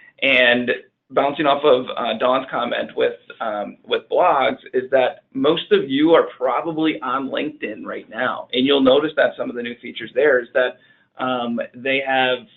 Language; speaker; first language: English; native; English